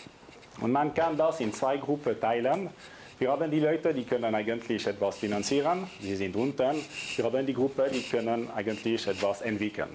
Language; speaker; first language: German; non-native, local second language; French